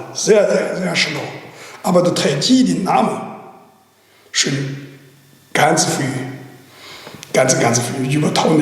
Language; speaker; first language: German; non-native, learner; Chinese